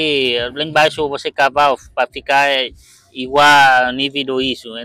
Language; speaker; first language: Portuguese; non-native, learner; Vietnamese